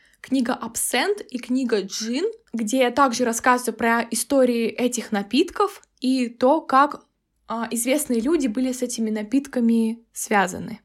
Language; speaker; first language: Russian; native; Russian